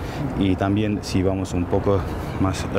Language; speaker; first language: Spanish; non-native, learner; Armenian